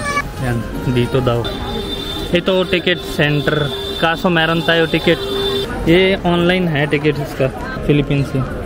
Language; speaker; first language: Filipino; non-native, learner; Hindi